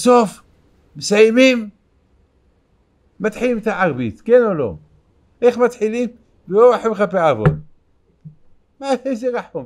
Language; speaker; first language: Hebrew; non-native, fluent; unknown